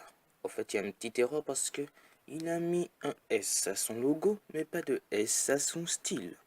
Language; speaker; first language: French; native; French